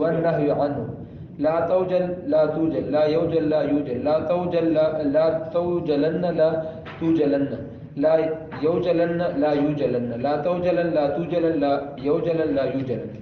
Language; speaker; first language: Arabic; non-native, learner; Urdu